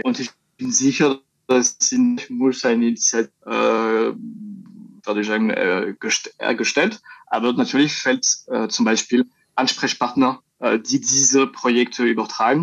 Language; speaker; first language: German; non-native, learner; French